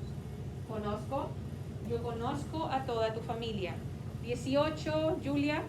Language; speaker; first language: Spanish; non-native, fluent; English